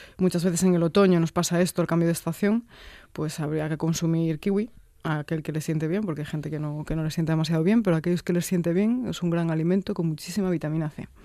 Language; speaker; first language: Spanish; native; Spanish